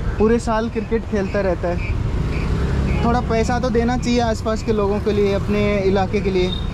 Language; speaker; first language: Hindi; native; Hindi